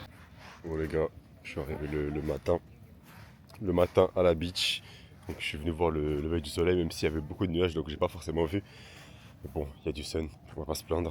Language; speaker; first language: French; native; French